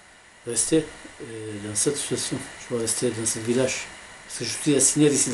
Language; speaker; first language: French; non-native, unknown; Arabic